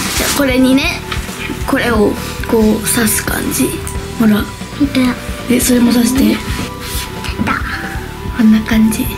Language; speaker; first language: Japanese; native; Japanese